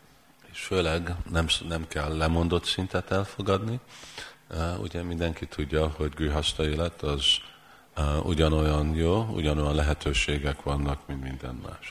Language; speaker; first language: Hungarian; early bilingual, heritage; Hungarian